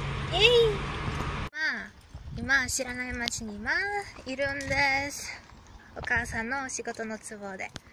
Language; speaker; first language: Japanese; non-native, fluent; German